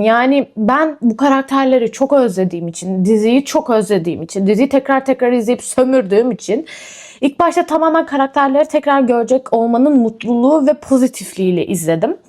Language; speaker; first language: Turkish; native; Turkish